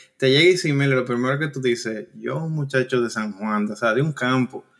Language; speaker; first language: Spanish; native; Spanish